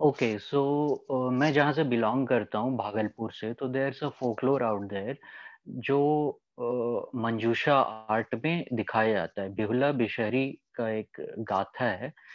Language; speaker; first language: Hindi; native; Hindi